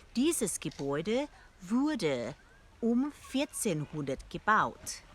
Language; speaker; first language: German; non-native, fluent; Thai